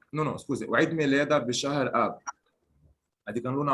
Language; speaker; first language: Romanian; non-native, fluent; Arabic